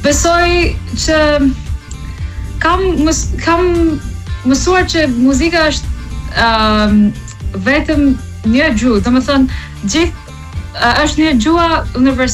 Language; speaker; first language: Albanian; non-native, learner; English